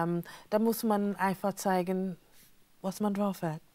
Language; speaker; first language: German; non-native, fluent; English